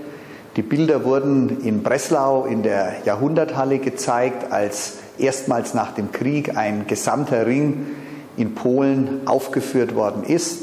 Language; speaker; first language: German; native; German